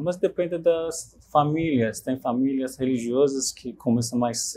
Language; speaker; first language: Portuguese; non-native, fluent; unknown